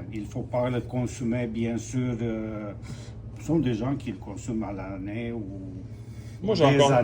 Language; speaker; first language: French; non-native, fluent; Romanian